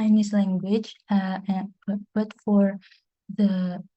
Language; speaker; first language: English; non-native, fluent; Indonesian